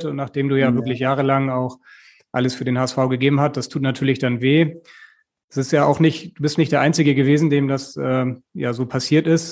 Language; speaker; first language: German; native; German